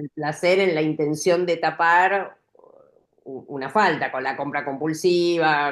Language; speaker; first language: Spanish; native; Spanish